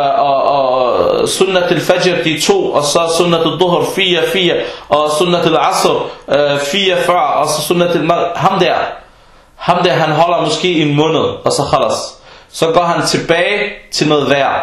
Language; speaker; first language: Danish; non-native, fluent; Arabic